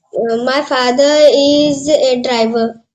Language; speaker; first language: English; non-native, learner; Hindi